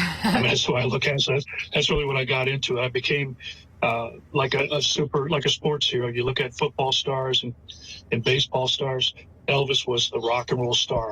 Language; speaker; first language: English; native; English